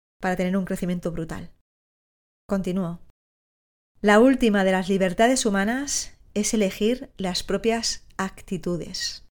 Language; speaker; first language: Spanish; native; Spanish